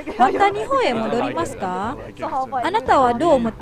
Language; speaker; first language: Japanese; non-native, fluent; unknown